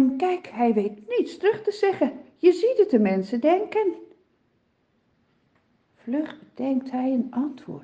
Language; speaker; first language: Dutch; native; Dutch